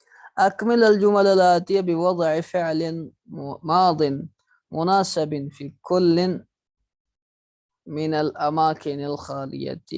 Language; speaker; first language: Arabic; non-native, fluent; Urdu